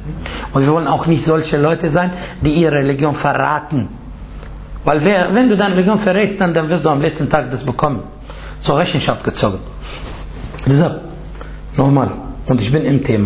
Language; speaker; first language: German; non-native, fluent; Arabic